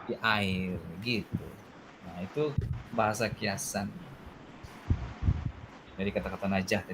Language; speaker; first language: Indonesian; native; Indonesian